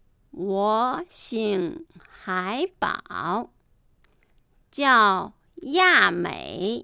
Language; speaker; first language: Chinese; non-native, fluent; Japanese